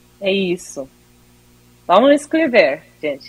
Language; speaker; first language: Portuguese; non-native, fluent; English